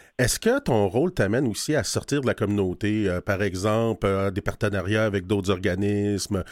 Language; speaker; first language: French; native; French